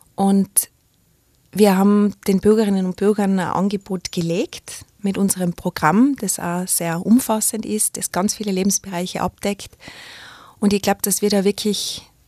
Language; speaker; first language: German; native; German